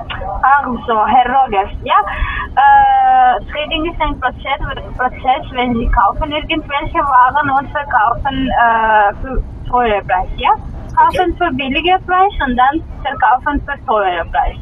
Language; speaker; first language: German; non-native, learner; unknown